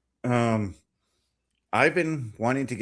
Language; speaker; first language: English; native; English